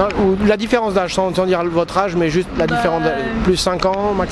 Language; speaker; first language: French; native; French